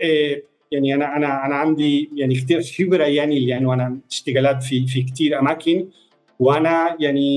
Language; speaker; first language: Arabic; non-native, fluent; Spanish